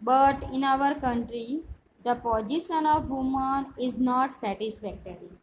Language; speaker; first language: English; non-native, local second language; Gujarati